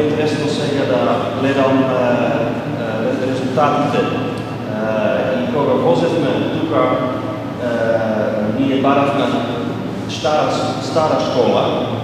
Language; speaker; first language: Macedonian; non-native, learner; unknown